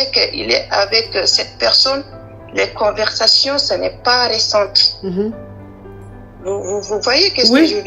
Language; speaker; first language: French; non-native, learner; Arabic